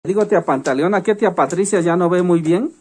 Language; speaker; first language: Spanish; native; Spanish